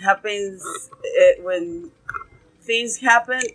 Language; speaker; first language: English; non-native, learner; Spanish